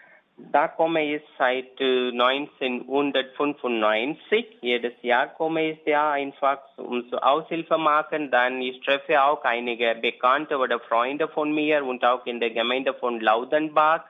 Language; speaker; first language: German; non-native, learner; Tamil